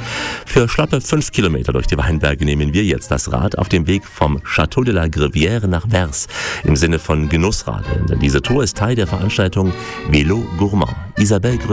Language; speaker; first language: German; native; German